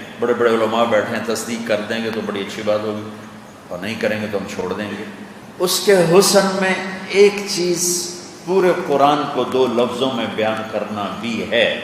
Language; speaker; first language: Urdu; non-native, local second language; Punjabi